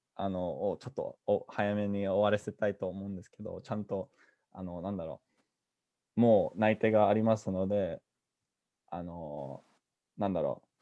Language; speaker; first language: Japanese; non-native, fluent; English